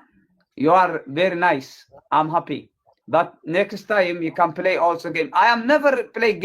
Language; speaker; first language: English; non-native, learner; Tigrinya